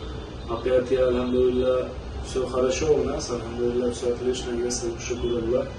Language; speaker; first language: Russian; non-native, learner; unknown